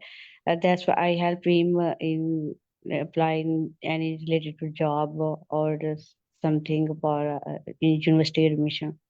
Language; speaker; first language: English; non-native, learner; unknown